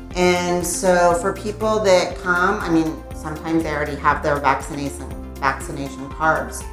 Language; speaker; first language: English; native; English